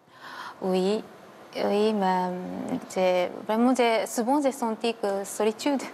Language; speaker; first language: French; non-native, learner; Japanese